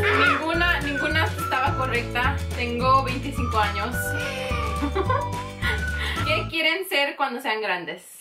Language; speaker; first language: Spanish; early bilingual, heritage; Spanish